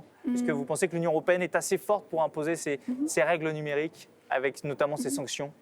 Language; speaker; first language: French; native; French